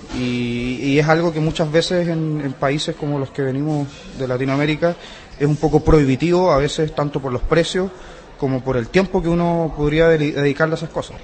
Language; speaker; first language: Spanish; native; Spanish